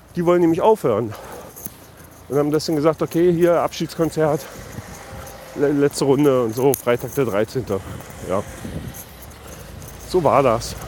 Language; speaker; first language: German; native; German